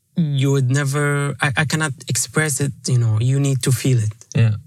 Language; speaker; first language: English; non-native, fluent; Arabic